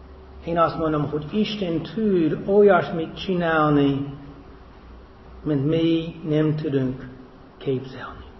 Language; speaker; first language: Hungarian; non-native, fluent; English